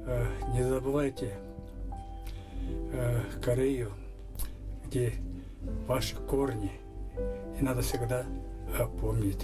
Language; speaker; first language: Russian; non-native, local second language; Korean